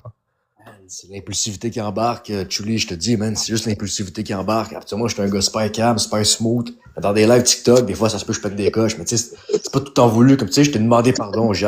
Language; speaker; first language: French; native; French